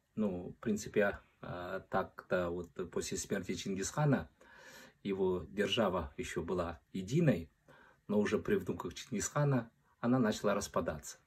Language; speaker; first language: Russian; non-native, local second language; Kazakh